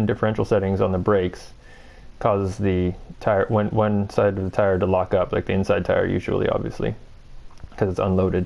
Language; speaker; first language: English; native; English